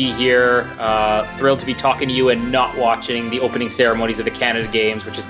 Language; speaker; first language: English; native; English